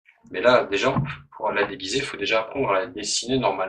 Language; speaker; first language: French; native; French